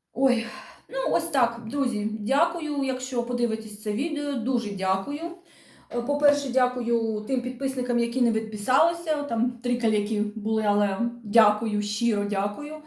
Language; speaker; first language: Ukrainian; non-native, local second language; Russian